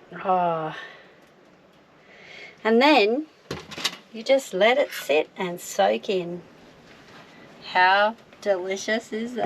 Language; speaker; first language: English; native; English